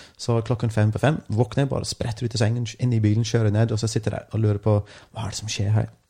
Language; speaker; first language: Norwegian; non-native, fluent; English